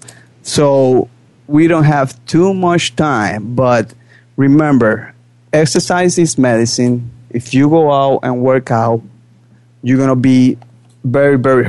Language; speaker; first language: English; non-native, fluent; Spanish